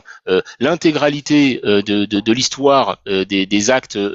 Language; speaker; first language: French; native; French